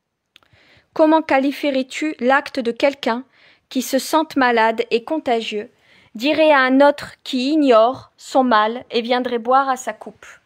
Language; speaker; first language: French; native; French